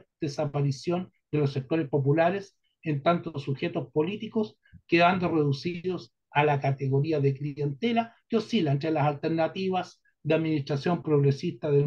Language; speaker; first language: Spanish; native; Spanish